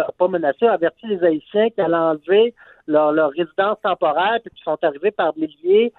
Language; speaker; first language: French; native; French